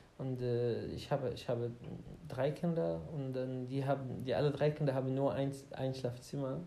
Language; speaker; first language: German; non-native, learner; Arabic